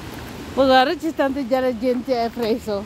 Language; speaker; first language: Italian; non-native, learner; Filipino